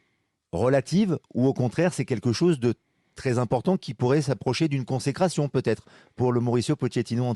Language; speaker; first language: French; native; French